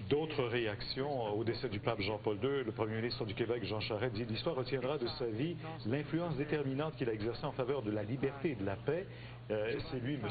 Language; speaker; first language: French; native; French